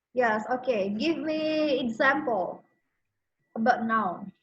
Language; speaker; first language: English; non-native, fluent; Indonesian